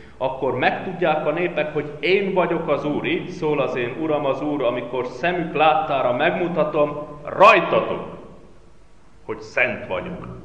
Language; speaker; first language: Hungarian; native; Hungarian